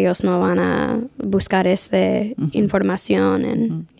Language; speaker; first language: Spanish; early bilingual, heritage; Spanish